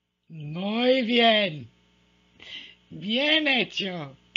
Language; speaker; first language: Spanish; non-native, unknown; English